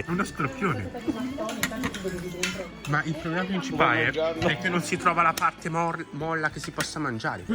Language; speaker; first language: Italian; native; Italian